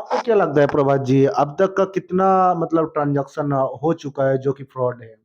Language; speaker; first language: Hindi; non-native, local second language; Bangla